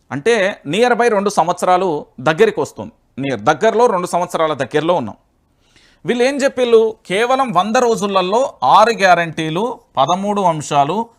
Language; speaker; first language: Telugu; native; Telugu